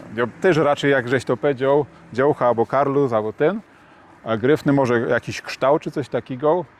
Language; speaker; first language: Polish; native; Polish